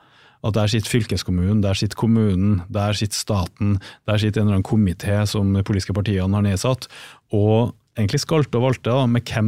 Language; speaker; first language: Norwegian; native; Norwegian